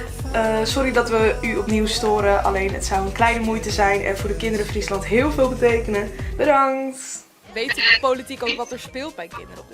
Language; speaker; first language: Dutch; non-native, local second language; Western Frisian